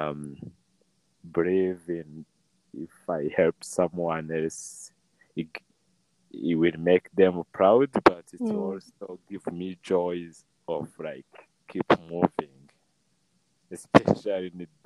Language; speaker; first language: English; non-native, local second language; Kinyarwanda